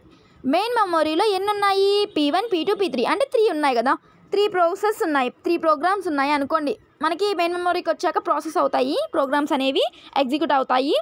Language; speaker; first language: Telugu; native; Telugu